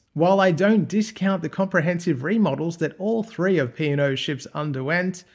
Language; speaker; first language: English; native; English